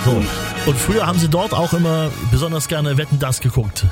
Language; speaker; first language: German; native; German